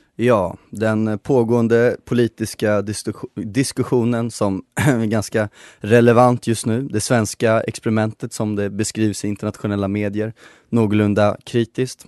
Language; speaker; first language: Swedish; native; Swedish